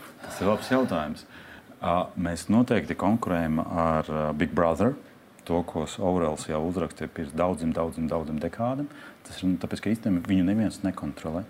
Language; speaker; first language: Latvian; non-native, local second language; Russian